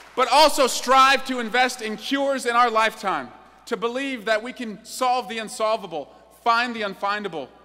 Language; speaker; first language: English; native; English